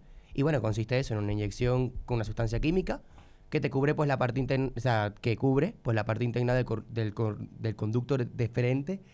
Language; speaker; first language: Spanish; native; Spanish